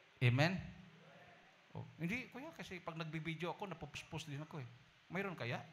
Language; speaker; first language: Filipino; non-native, local second language; Cebuano